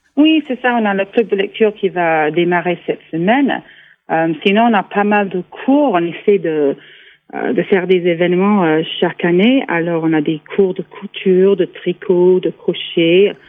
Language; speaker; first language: French; non-native, fluent; English